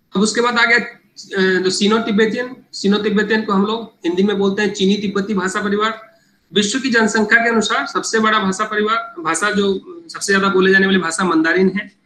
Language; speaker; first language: Hindi; native; Hindi